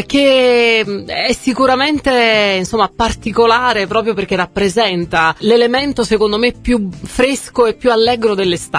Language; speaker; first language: Italian; native; Italian